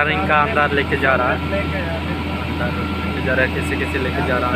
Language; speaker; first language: Hindi; non-native, local second language; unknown